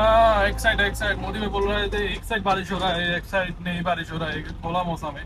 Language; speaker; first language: Hindi; non-native, learner; Bangla